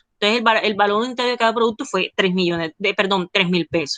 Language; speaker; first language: Spanish; native; Spanish